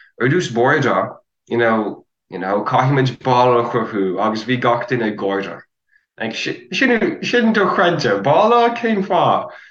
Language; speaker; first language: Irish; non-native, fluent; English